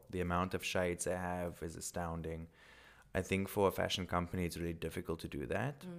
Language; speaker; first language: English; non-native, local second language; Afrikaans